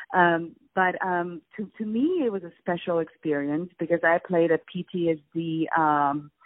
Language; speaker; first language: English; non-native, fluent; Polish